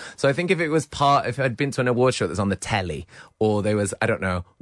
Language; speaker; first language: English; native; English